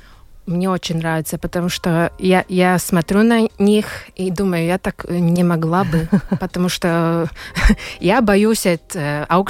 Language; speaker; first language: Russian; non-native, local second language; Latvian